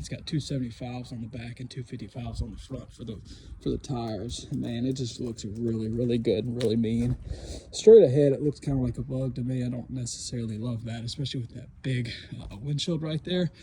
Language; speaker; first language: English; native; English